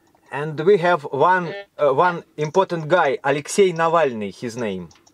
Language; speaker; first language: English; non-native, learner; Russian